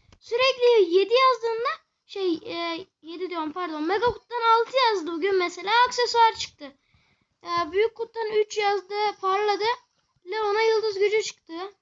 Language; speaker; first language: Turkish; native; Turkish